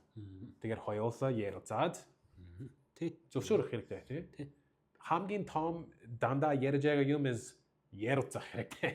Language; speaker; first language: Mongolian; non-native, learner; English